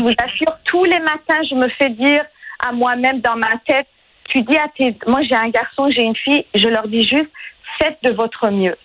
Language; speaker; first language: French; non-native, fluent; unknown